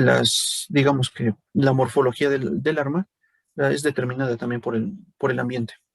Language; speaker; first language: Spanish; native; Spanish